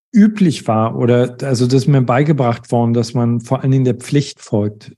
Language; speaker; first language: German; native; German